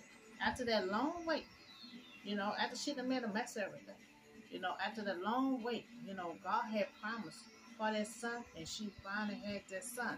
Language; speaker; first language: English; native; English